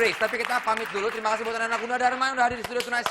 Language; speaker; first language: Indonesian; native; Indonesian